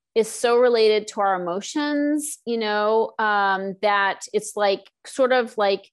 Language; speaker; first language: English; native; English